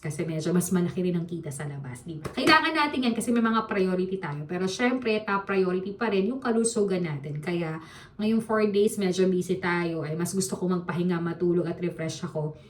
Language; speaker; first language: Filipino; native; Filipino